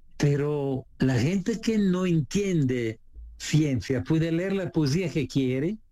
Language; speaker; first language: Spanish; non-native, fluent; Italian